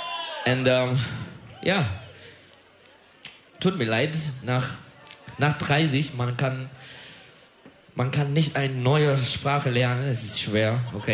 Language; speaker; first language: German; non-native, learner; Turkish